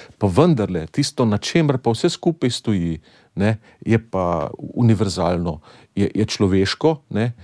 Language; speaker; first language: Slovenian; native; Slovenian